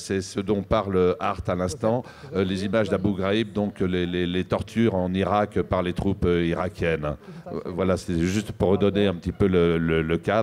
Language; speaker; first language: French; native; French